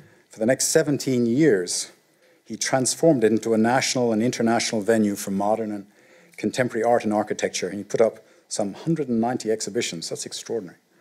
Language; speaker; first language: English; native; English